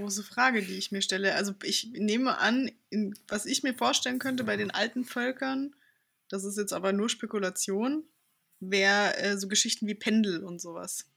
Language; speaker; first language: German; native; German